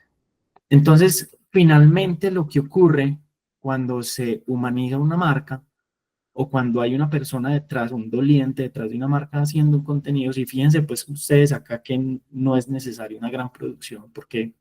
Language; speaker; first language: Spanish; native; Spanish